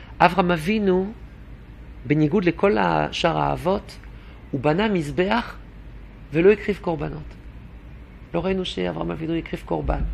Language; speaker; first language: Hebrew; non-native, fluent; French